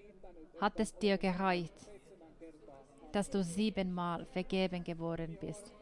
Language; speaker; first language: German; non-native, fluent; Finnish